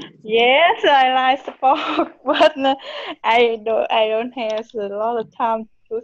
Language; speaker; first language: English; non-native, learner; Vietnamese